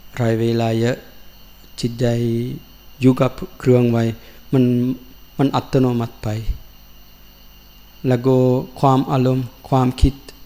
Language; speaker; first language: Thai; non-native, learner; Sinhala